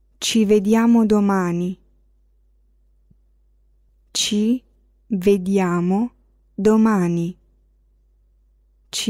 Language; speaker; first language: Italian; non-native, fluent; Arabic